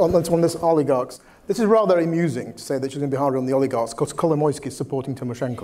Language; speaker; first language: English; native; English